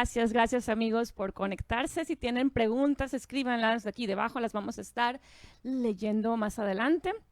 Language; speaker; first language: Spanish; native; Spanish